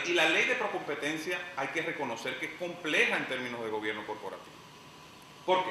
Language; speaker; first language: Spanish; native; Spanish